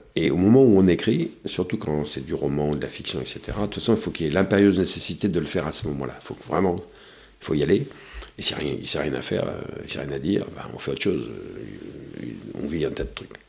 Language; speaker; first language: French; native; French